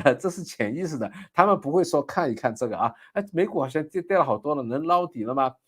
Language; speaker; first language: Chinese; non-native, local second language; Cantonese